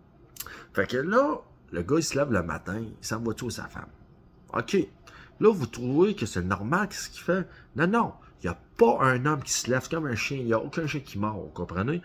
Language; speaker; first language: French; native; French